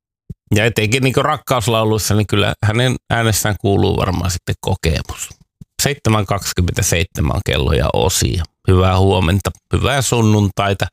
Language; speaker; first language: Finnish; native; Finnish